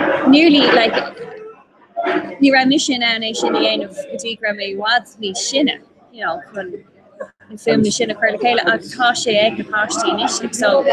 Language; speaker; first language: Irish; non-native, local second language; English